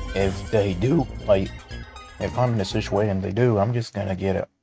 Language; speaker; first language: English; native; English